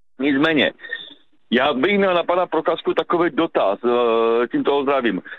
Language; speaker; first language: Czech; native; Czech